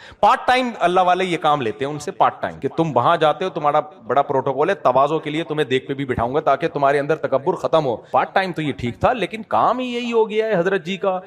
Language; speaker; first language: Urdu; native; Urdu